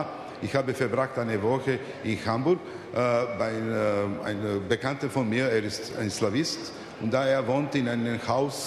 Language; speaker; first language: German; non-native, fluent; Serbian